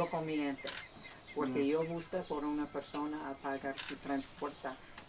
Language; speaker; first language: Spanish; non-native, learner; English